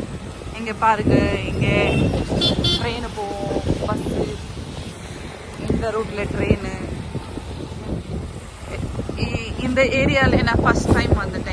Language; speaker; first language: Tamil; non-native, local second language; Urdu